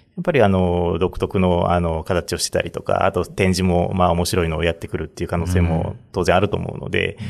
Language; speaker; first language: Japanese; native; Japanese